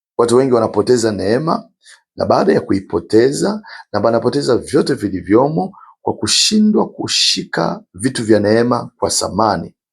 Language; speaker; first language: Swahili; non-native, local second language; Rundi